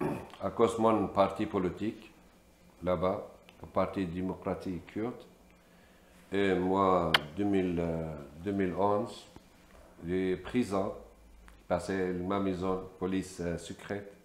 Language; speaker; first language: French; non-native, learner; Kurdish